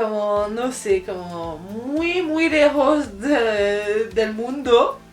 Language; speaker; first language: Spanish; non-native, fluent; French